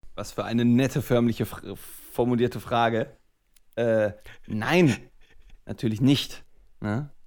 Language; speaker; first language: German; native; German